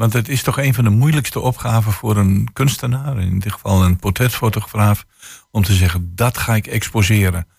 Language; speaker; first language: Dutch; native; Dutch